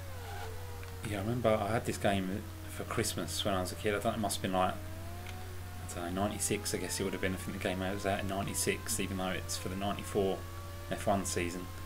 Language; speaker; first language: English; native; English